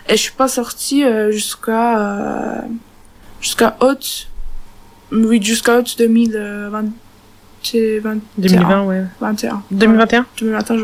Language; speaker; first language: French; non-native, learner; Turkish